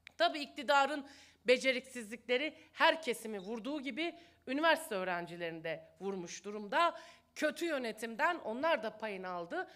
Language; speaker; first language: Turkish; native; Turkish